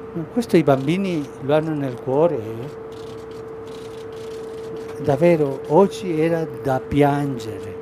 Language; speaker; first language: Italian; non-native, fluent; Spanish